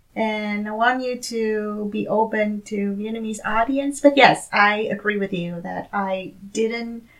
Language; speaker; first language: English; non-native, fluent; Vietnamese